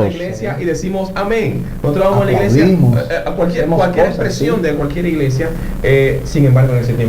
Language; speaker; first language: Spanish; native; Spanish